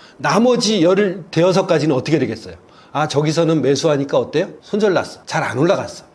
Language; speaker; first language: Korean; native; Korean